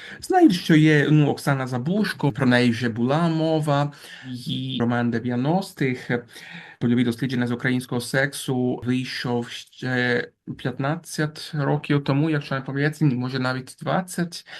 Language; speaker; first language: Ukrainian; non-native, fluent; Italian